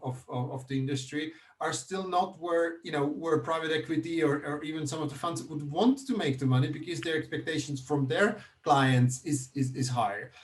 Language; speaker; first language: English; non-native, fluent; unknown